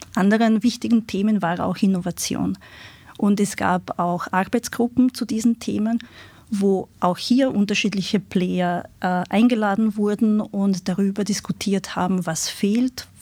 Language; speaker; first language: German; non-native, fluent; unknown